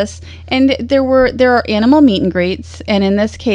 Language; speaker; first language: English; native; English